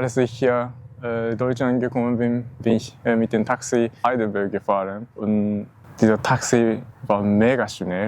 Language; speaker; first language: German; non-native, learner; Japanese